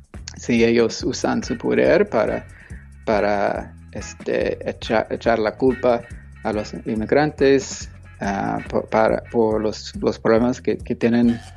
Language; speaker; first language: Spanish; non-native, fluent; English